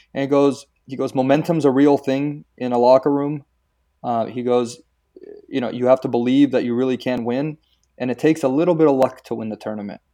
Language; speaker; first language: English; early bilingual, other home language; Croatian